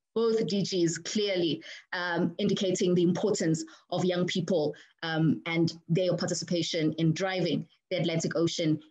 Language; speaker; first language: English; non-native, local second language; Zulu